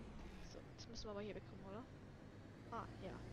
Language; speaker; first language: German; native; German